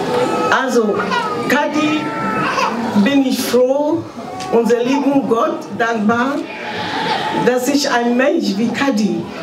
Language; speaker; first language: German; non-native, fluent; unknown